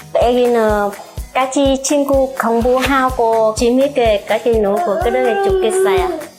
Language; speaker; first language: Korean; non-native, learner; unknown